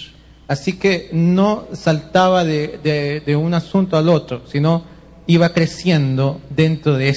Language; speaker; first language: Spanish; native; Spanish